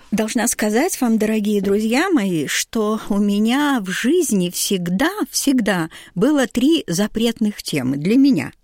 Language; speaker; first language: Russian; native; Russian